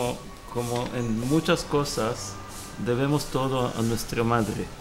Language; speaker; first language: Spanish; early bilingual, heritage; Hebrew